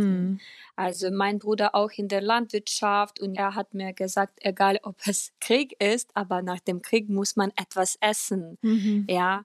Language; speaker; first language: German; non-native, fluent; Ukrainian